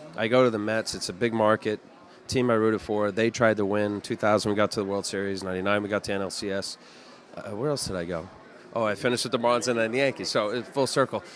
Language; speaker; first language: English; native; English